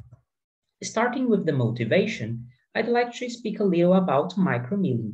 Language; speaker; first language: English; non-native, fluent; Portuguese